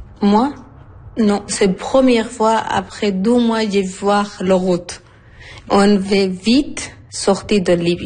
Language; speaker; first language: French; non-native, learner; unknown